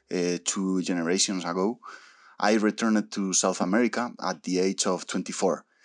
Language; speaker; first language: English; early bilingual, other home language; Spanish